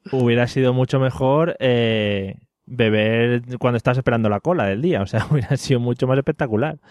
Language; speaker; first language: Spanish; native; Spanish